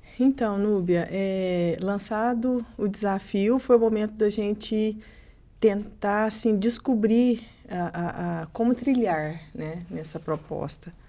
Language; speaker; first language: Portuguese; native; Portuguese